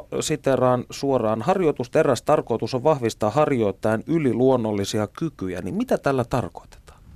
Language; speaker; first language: Finnish; native; Finnish